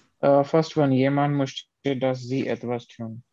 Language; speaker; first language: German; non-native, learner; Urdu